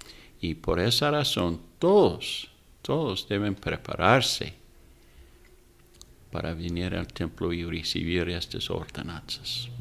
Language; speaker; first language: Spanish; non-native, fluent; English